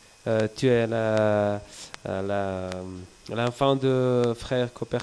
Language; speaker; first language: French; non-native, fluent; Bulgarian